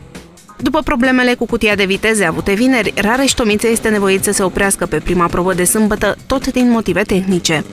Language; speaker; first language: Romanian; native; Romanian